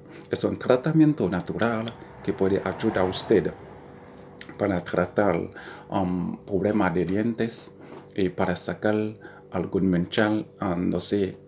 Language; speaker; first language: Spanish; non-native, learner; Haitian Creole